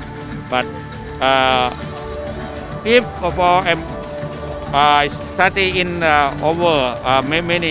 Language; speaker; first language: English; non-native, learner; Thai